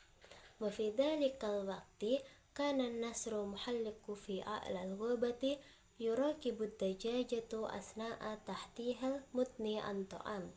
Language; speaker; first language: Arabic; non-native, learner; Indonesian